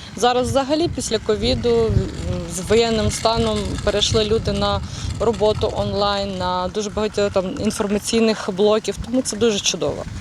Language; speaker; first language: Ukrainian; native; Ukrainian